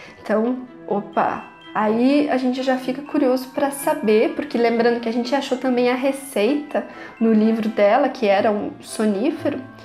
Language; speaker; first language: Portuguese; native; Portuguese